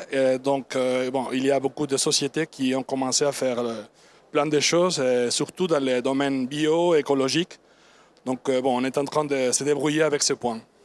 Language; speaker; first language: French; non-native, learner; Spanish